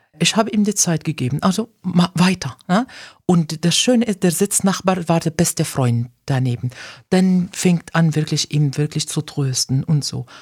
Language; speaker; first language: German; non-native, fluent; Arabic